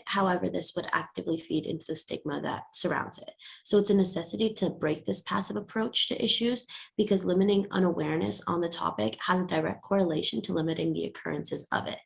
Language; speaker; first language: English; native; English